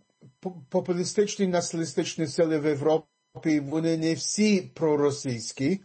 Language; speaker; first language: Ukrainian; early bilingual, heritage; English